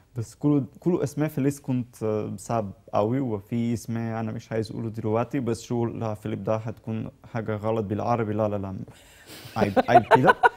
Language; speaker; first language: Egyptian Arabic; non-native, learner; Serbian